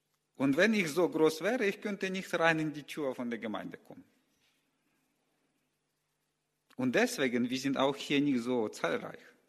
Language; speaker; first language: German; non-native, learner; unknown